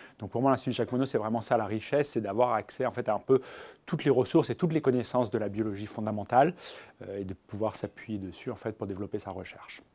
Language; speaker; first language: French; native; French